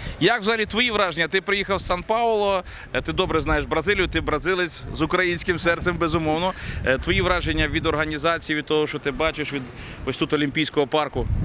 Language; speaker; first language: Ukrainian; native; Ukrainian